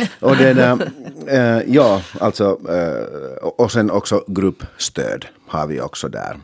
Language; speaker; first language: Swedish; non-native, local second language; Finnish